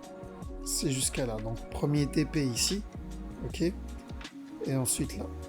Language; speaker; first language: French; native; French